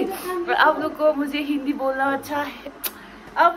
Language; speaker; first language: Hindi; non-native, local second language; Nepali